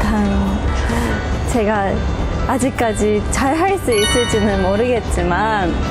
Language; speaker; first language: Korean; non-native, fluent; English